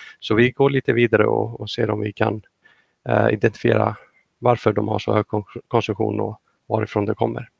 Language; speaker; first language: Swedish; non-native, fluent; Icelandic